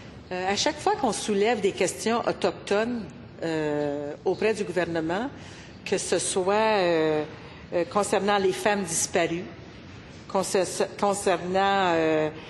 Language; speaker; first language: French; native; French